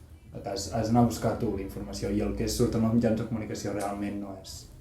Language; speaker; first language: Catalan; native; Catalan